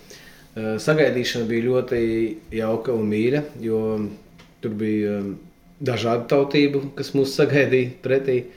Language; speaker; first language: Latvian; native; Latvian